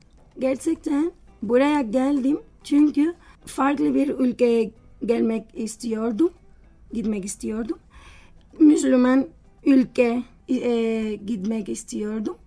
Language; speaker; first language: Turkish; non-native, learner; Spanish